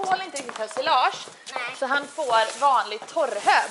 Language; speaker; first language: Swedish; native; Swedish